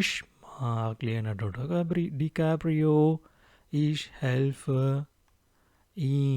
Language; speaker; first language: German; non-native, fluent; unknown